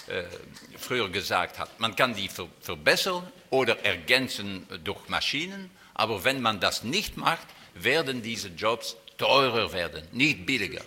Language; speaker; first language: German; non-native, fluent; French